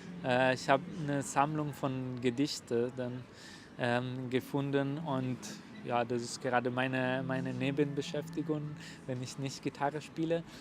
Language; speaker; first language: German; non-native, fluent; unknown